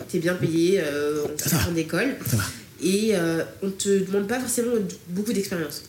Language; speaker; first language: French; early bilingual, other home language; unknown